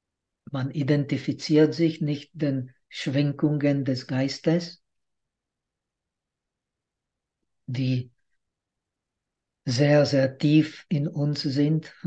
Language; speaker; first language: German; non-native, fluent; Czech